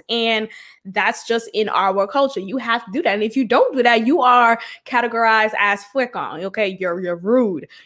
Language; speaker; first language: English; early bilingual, other home language; Haitian Creole